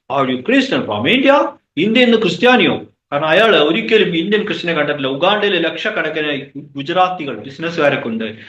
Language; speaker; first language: Malayalam; native; Malayalam